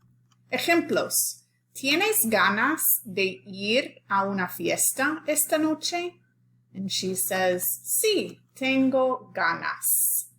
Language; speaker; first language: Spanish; non-native, fluent; English